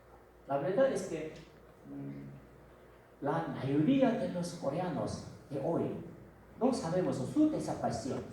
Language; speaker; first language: Spanish; non-native, fluent; Korean